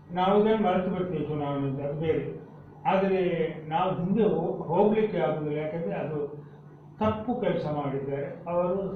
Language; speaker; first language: Kannada; non-native, local second language; Tulu